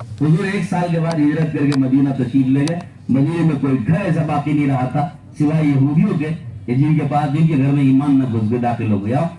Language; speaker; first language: Urdu; native; Urdu